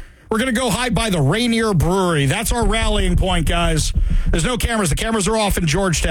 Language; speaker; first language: English; native; English